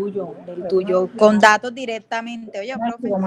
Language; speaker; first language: Spanish; native; Spanish